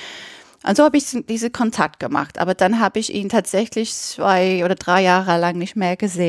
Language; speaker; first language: German; non-native, fluent; English